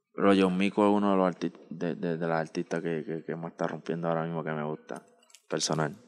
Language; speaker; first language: Spanish; native; Spanish